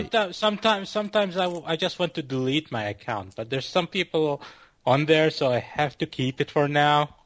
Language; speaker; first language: English; non-native, fluent; Arabic